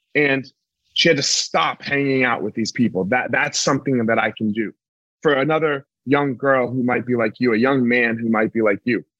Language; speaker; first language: English; native; English